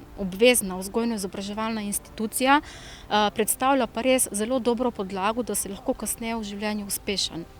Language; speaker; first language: Slovenian; non-native, local second language; Romany